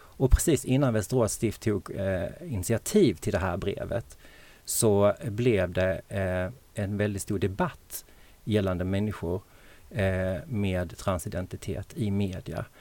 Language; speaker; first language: Swedish; native; Swedish